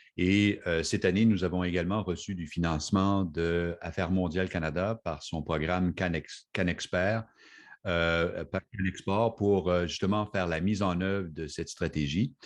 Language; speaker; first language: French; native; French